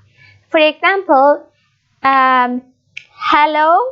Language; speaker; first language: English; non-native, learner; Persian